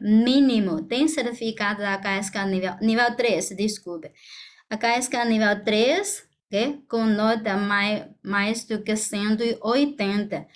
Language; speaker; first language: Portuguese; non-native, fluent; Chinese